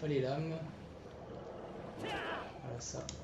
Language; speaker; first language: French; native; French